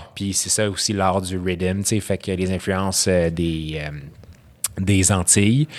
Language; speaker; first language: French; early bilingual, other home language; Arabic